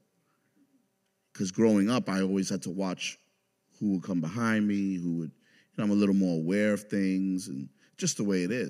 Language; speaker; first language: English; native; English